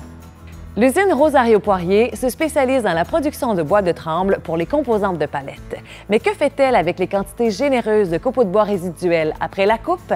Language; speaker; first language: French; native; French